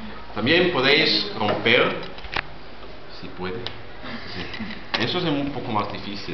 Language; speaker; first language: Spanish; non-native, learner; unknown